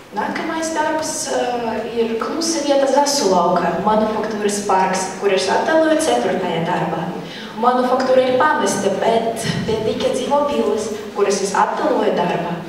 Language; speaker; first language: Latvian; non-native, local second language; Russian